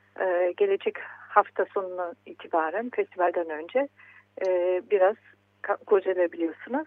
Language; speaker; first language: Turkish; non-native, fluent; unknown